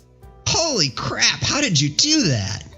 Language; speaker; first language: English; native; English